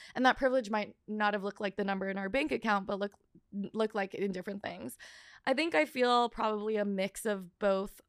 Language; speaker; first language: English; native; English